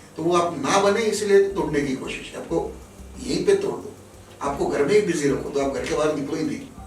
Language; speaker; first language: Hindi; non-native, local second language; Marathi